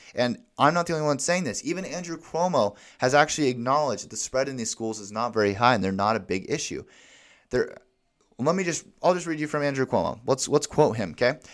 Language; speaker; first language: English; native; English